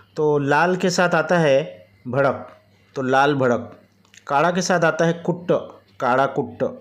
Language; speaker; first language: Hindi; non-native, local second language; Marathi